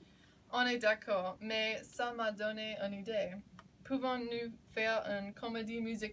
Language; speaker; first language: French; non-native, learner; English